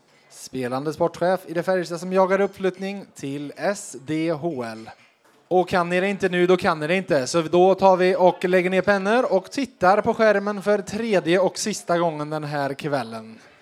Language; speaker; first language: Swedish; native; Swedish